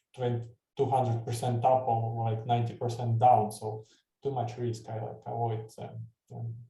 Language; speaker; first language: English; non-native, fluent; Estonian